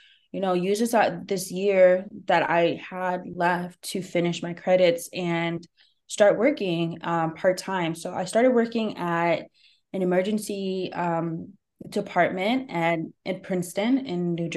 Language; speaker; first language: English; native; English